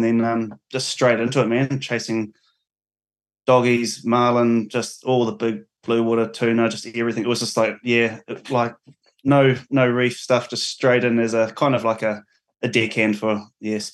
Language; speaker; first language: English; native; English